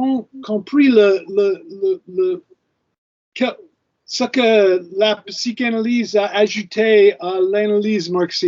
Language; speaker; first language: French; non-native, fluent; English